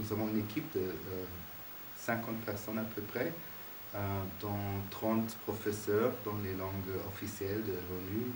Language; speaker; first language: French; non-native, fluent; German